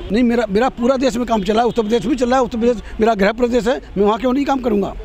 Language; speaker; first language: Hindi; native; Hindi